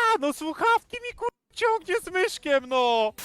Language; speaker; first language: Polish; native; Polish